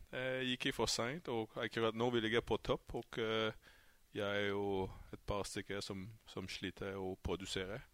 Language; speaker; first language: Norwegian; non-native, fluent; French